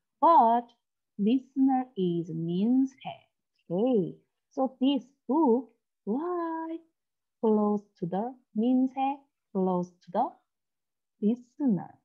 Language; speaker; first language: English; non-native, learner; Korean